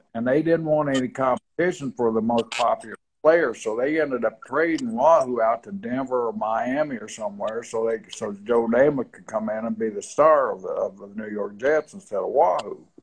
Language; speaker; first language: English; native; English